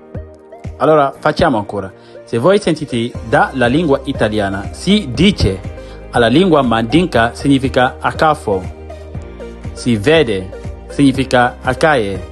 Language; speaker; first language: Italian; non-native, fluent; Mandingo